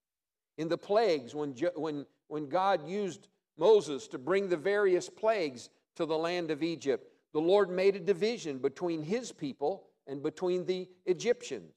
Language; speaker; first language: English; native; English